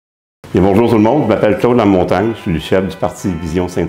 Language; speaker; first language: French; native; French